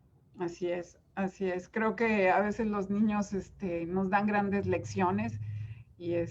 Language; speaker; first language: Spanish; native; Spanish